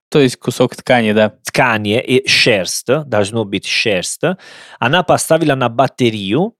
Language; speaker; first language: Russian; non-native, learner; Italian